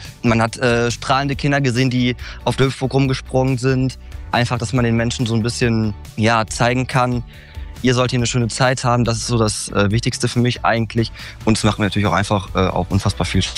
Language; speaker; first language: German; native; German